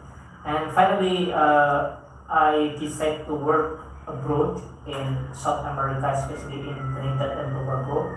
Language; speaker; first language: English; non-native, fluent; Indonesian